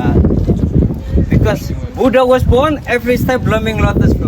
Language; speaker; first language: English; non-native, learner; Indonesian